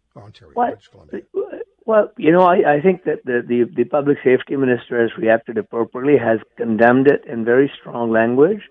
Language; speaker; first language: English; non-native, local second language; Punjabi